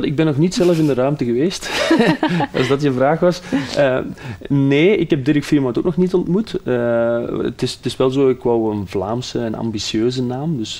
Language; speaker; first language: Dutch; native; Dutch